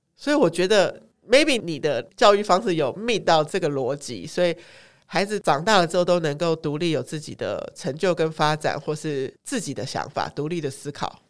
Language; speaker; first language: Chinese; native; Chinese